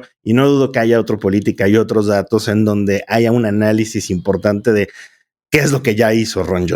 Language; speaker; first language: Spanish; native; Spanish